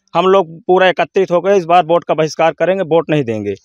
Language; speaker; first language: Hindi; native; Hindi